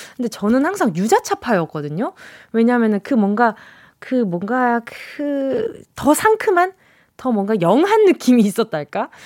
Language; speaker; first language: Korean; native; Korean